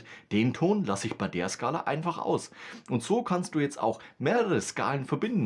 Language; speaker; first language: German; native; German